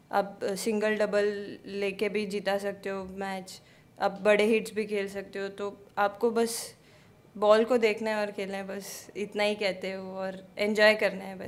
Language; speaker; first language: Hindi; native; Hindi